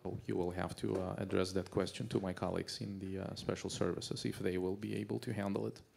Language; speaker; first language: English; non-native, fluent; Azerbaijani